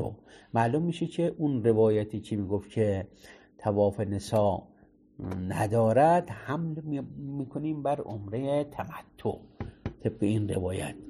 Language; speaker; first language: Persian; native; Persian